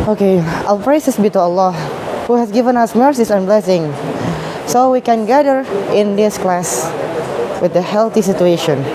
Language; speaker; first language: English; non-native, learner; Indonesian